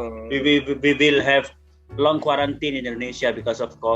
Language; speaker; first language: English; non-native, learner; Indonesian